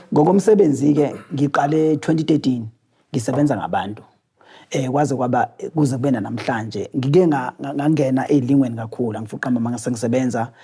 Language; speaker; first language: Zulu; native; Zulu